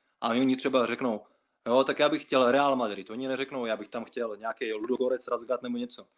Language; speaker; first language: Czech; early bilingual, other home language; Russian